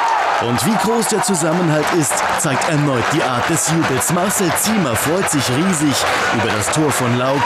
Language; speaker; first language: German; native; German